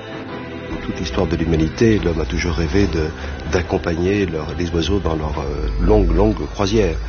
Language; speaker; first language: French; native; French